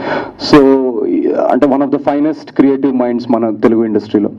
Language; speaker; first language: Telugu; native; Telugu